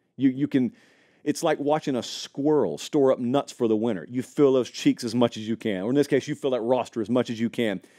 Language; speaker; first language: English; native; English